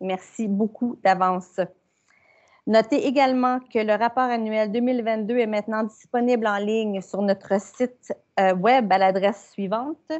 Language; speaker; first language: French; native; French